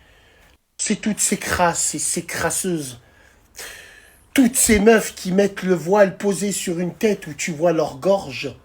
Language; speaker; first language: French; native; French